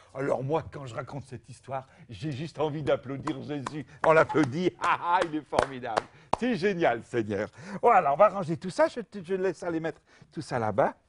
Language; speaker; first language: French; native; French